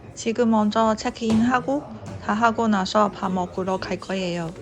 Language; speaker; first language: Korean; non-native, fluent; Cantonese